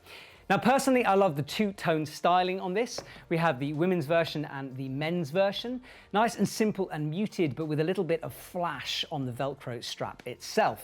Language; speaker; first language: English; native; English